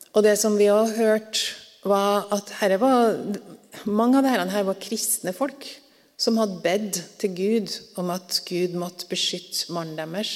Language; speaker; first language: Norwegian; native; Norwegian